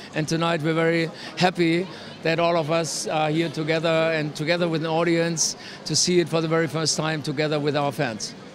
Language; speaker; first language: English; non-native, fluent; German